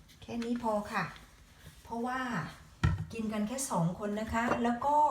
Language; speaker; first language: Thai; native; Thai